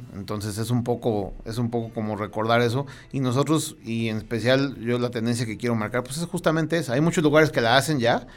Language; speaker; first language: Spanish; native; Spanish